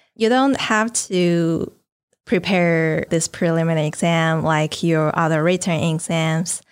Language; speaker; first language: English; non-native, fluent; Chinese